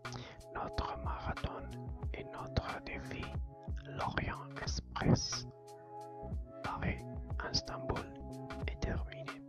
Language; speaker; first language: French; non-native, learner; Italian